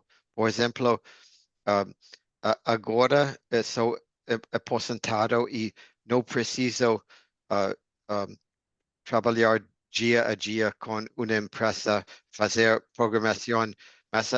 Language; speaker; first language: Portuguese; non-native, learner; English